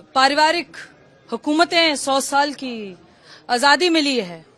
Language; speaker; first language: Hindi; native; Hindi